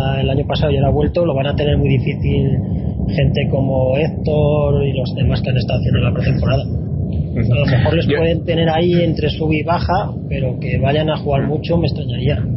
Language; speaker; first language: Spanish; native; Spanish